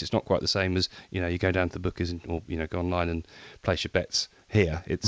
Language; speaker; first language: English; native; English